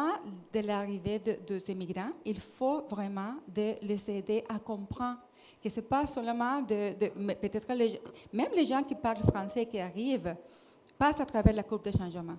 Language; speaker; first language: French; non-native, fluent; Spanish